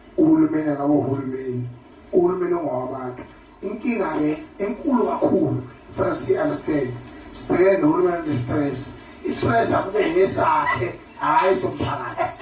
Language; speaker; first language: Zulu; native; Zulu